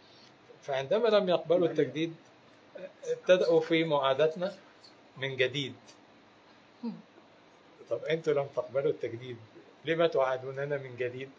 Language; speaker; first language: Arabic; native; Arabic